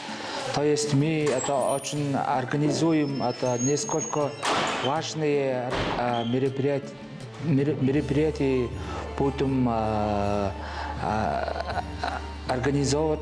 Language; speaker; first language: Russian; non-native, learner; Mongolian